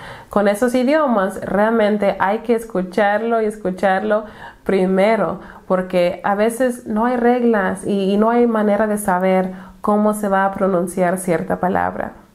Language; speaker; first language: Spanish; non-native, fluent; English